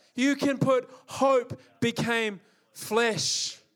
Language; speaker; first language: English; native; English